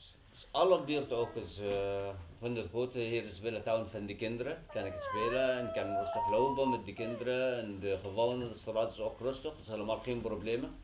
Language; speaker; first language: Dutch; non-native, learner; Arabic